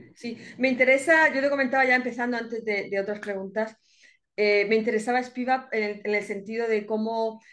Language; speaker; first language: Spanish; native; Spanish